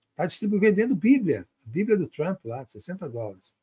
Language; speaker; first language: Portuguese; native; Portuguese